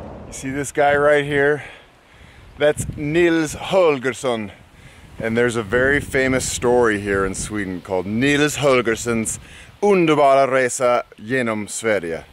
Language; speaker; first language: English; native; English